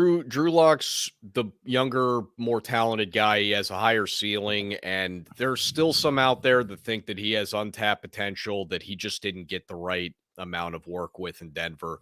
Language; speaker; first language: English; native; English